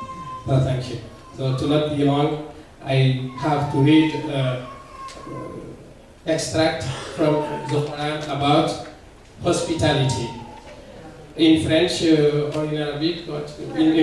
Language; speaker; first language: English; non-native, learner; Arabic